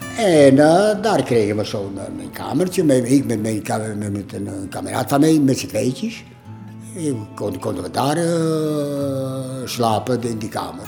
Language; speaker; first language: Dutch; non-native, learner; Italian